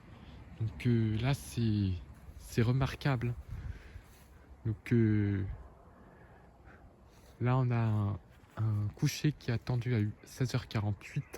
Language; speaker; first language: French; native; French